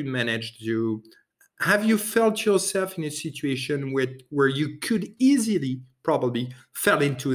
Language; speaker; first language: English; non-native, fluent; French